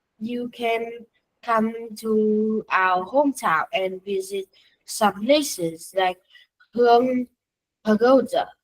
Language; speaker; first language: English; non-native, learner; Vietnamese